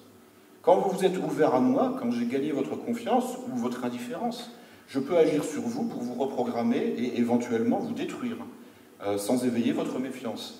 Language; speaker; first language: French; native; French